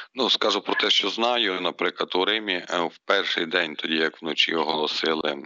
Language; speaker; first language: Ukrainian; native; Ukrainian